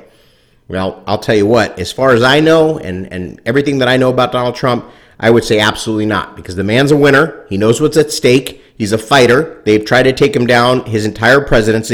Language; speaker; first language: English; native; English